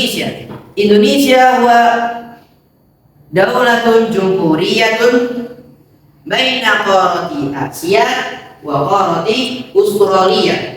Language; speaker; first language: Arabic; non-native, fluent; Indonesian